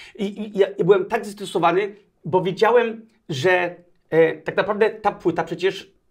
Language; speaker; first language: Polish; early bilingual, other home language; Danish